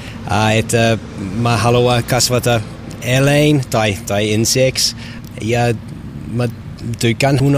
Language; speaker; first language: Finnish; non-native, learner; English